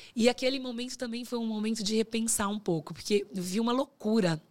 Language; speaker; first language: Portuguese; native; Portuguese